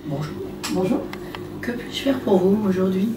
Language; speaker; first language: French; native; French